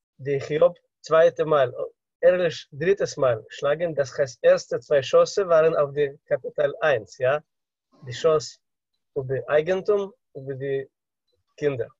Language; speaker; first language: German; non-native, fluent; Russian